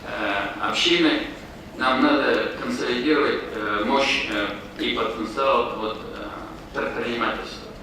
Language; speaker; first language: Russian; non-native, local second language; Tatar